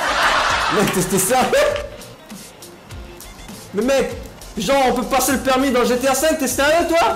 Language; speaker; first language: French; native; French